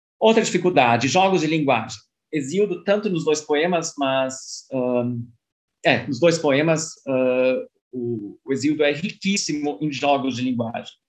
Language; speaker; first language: Portuguese; early bilingual, other home language; German